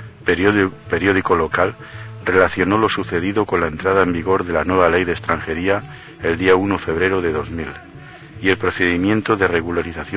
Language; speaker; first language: Spanish; native; Spanish